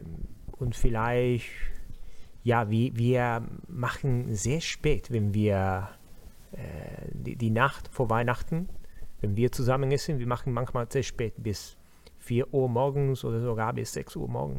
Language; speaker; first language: German; non-native, learner; Spanish